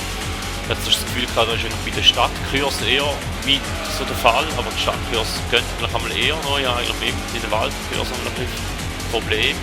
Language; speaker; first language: German; native; German